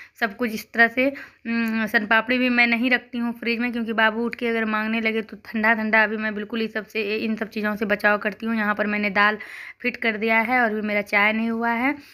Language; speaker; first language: Hindi; native; Hindi